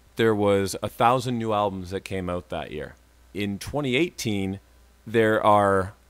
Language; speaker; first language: English; native; English